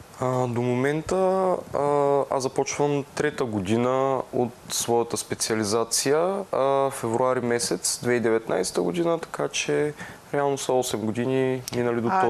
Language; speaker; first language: Bulgarian; native; Bulgarian